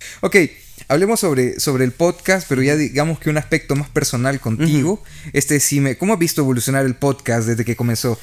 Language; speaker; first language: Spanish; native; Spanish